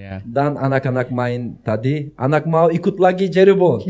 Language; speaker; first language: Indonesian; non-native, learner; Turkish